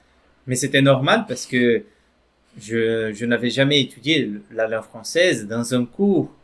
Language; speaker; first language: French; non-native, fluent; Portuguese